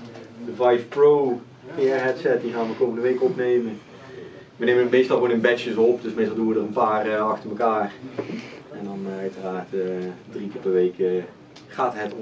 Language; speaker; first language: Dutch; native; Dutch